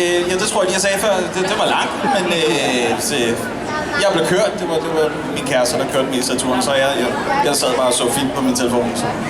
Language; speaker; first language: Danish; native; Danish